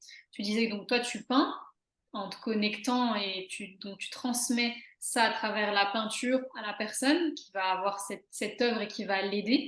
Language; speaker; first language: French; native; French